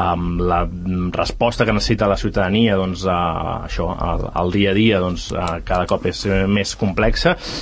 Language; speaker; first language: Catalan; native; Catalan